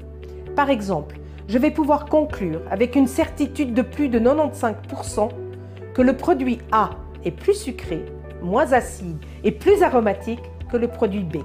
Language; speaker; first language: French; native; French